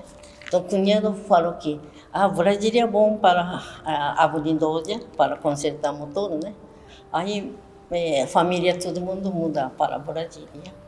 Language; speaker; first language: Portuguese; early bilingual, other home language; Japanese